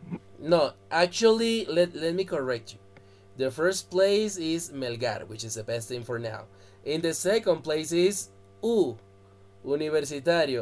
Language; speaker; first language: English; non-native, fluent; Spanish